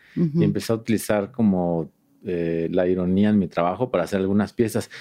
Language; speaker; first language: Spanish; native; Spanish